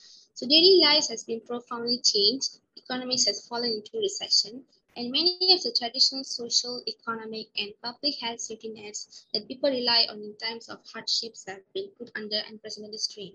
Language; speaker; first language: English; non-native, local second language; Malay